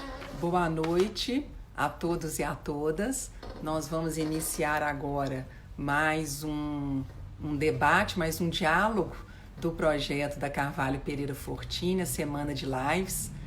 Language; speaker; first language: Portuguese; native; Portuguese